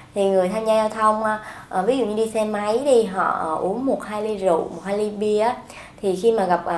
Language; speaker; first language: Vietnamese; native; Vietnamese